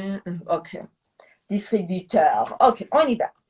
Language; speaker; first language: French; non-native, fluent; Persian